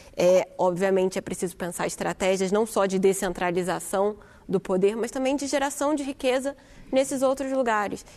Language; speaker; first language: Portuguese; native; Portuguese